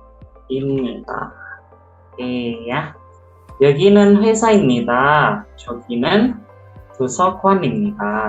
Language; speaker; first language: Korean; non-native, local second language; Indonesian